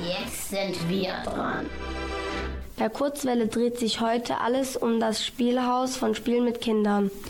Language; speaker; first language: German; native; German